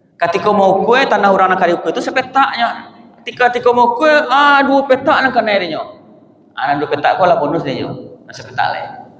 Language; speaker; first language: Malay; non-native, local second language; Minangkabau